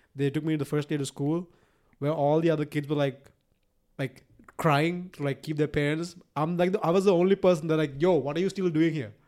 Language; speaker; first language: English; non-native, local second language; Sinhala